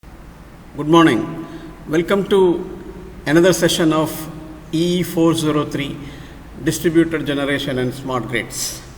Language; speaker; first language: English; non-native, local second language; Malayalam